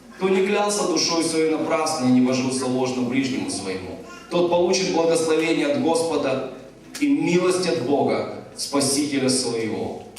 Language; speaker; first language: Russian; native; Russian